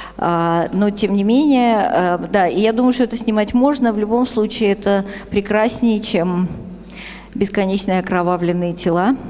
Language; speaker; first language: Russian; native; Russian